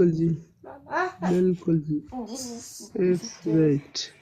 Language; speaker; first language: Hindi; non-native, local second language; Pashto